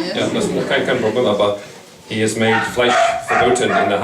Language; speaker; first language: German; non-native, learner; English